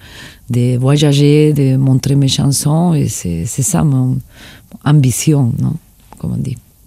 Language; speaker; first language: French; non-native, fluent; Spanish